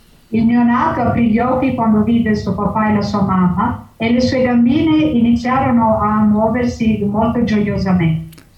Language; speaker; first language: Italian; native; Italian